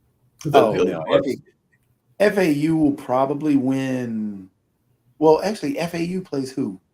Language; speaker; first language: English; native; English